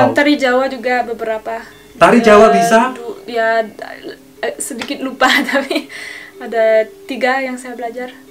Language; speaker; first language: Indonesian; non-native, learner; French